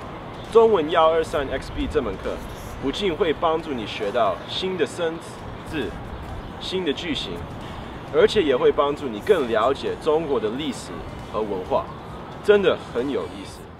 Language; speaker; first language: Chinese; early bilingual, heritage; Chinese